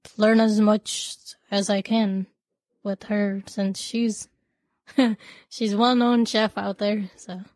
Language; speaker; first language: English; non-native, local second language; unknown